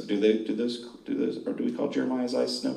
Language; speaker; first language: English; native; English